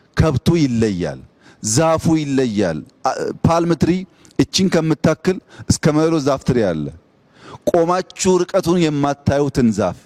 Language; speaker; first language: Amharic; non-native, local second language; Oromo